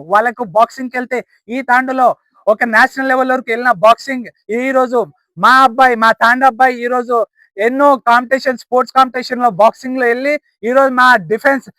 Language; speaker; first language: Telugu; non-native, local second language; Lambadi